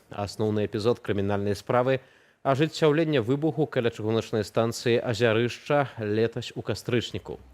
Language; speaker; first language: Belarusian; native; Belarusian